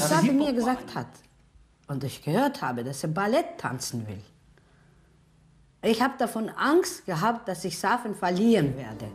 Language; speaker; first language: German; non-native, fluent; Romany